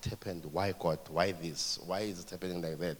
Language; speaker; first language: English; non-native, local second language; Zulu